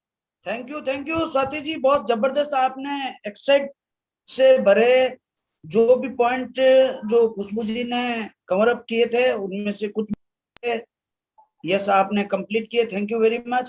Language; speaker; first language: Hindi; native; Hindi